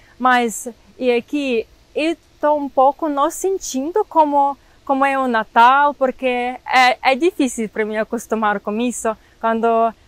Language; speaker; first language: Portuguese; non-native, fluent; Ukrainian